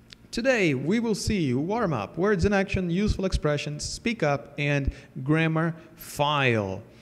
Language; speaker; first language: English; non-native, fluent; Portuguese